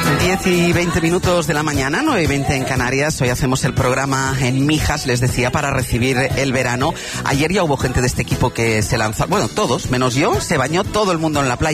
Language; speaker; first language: Spanish; native; Spanish